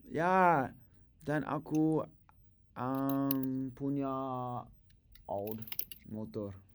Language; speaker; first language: Indonesian; non-native, learner; English